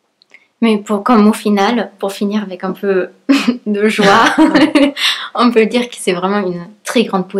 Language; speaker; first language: French; native; French